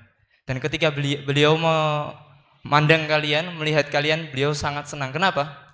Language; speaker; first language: Indonesian; native; Indonesian